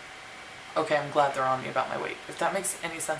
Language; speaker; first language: English; native; English